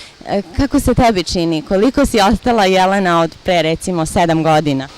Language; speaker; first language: Bosnian; native; Bosnian